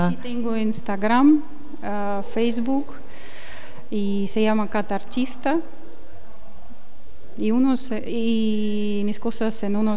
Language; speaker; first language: Spanish; non-native, learner; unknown